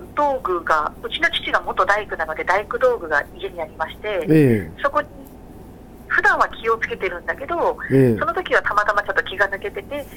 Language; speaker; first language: Japanese; native; Japanese